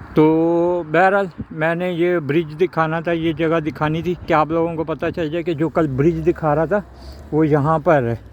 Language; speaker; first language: Urdu; non-native, local second language; Punjabi